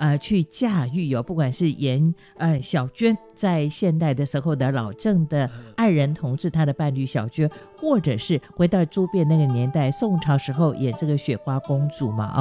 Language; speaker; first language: Chinese; native; Chinese